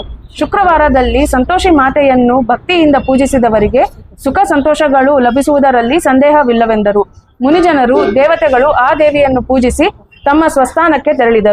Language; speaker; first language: Kannada; native; Kannada